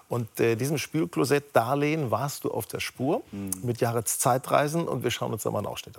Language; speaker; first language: German; native; German